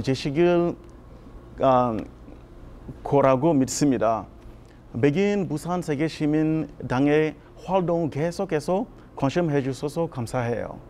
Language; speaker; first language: Korean; non-native, fluent; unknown